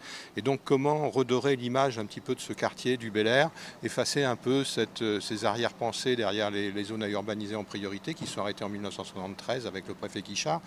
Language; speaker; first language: French; native; French